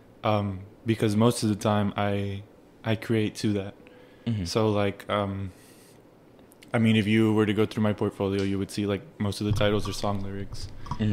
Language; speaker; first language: English; early bilingual, other home language; Spanish